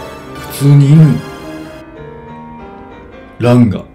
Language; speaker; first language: Japanese; native; Japanese